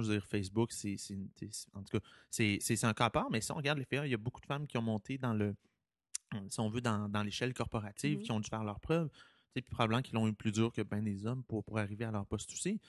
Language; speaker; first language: French; native; French